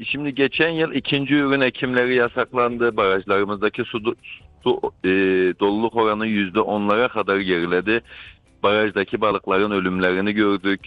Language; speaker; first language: Turkish; native; Turkish